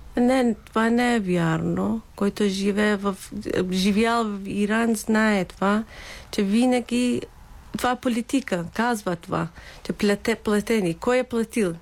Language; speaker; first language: Bulgarian; non-native, learner; Persian